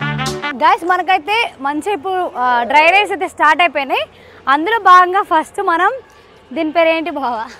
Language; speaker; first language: Telugu; native; Telugu